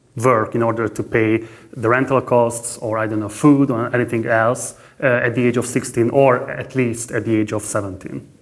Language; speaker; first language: English; non-native, fluent; Hungarian